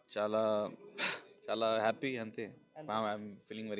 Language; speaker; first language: Telugu; non-native, local second language; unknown